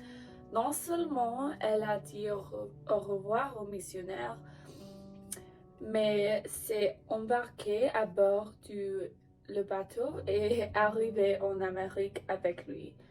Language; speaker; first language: French; non-native, learner; English